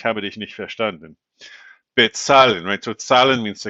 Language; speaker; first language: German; non-native, fluent; English